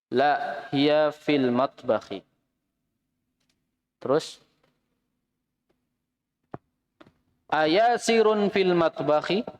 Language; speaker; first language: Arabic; non-native, fluent; Indonesian